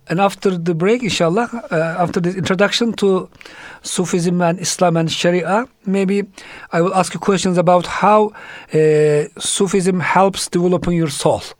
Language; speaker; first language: English; non-native, fluent; Turkish